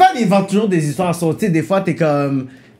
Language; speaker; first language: French; native; French